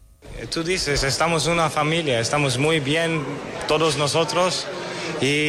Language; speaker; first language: Spanish; non-native, learner; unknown